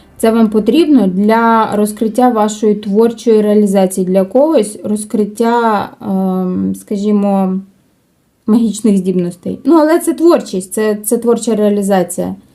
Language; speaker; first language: Ukrainian; non-native, local second language; Russian